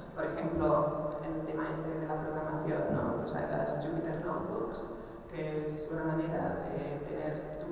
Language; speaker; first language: Spanish; non-native, local second language; Catalan